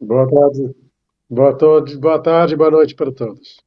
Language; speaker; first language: Portuguese; non-native, fluent; Hebrew